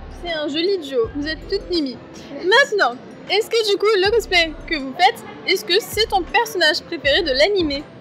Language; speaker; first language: French; native; French